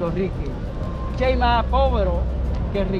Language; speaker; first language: Italian; non-native, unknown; Spanish